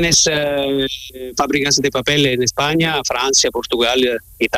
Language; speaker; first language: Spanish; non-native, learner; Italian